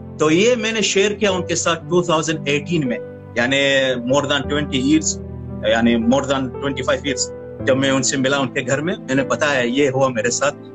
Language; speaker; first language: Hindi; non-native, fluent; Arabic